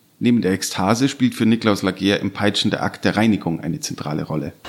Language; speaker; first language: German; native; German